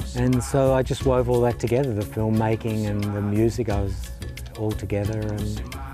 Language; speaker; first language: English; native; English